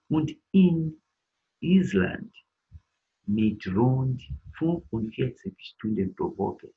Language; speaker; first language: German; non-native, learner; English